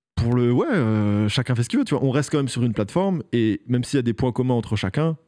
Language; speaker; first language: French; native; French